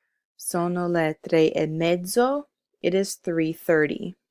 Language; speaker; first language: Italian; non-native, fluent; English